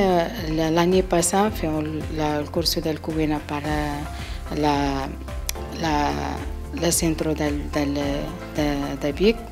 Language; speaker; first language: Catalan; non-native, learner; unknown